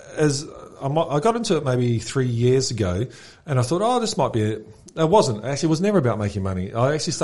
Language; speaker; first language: English; native; English